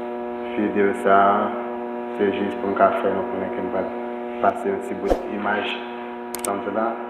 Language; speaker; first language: French; non-native, learner; Haitian Creole